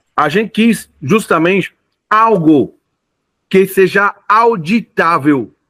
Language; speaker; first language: Portuguese; non-native, fluent; French